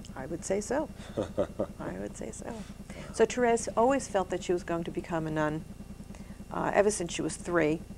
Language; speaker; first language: English; native; English